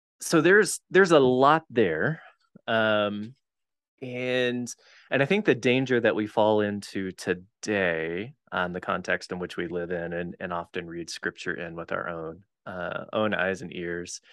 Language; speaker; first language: English; native; English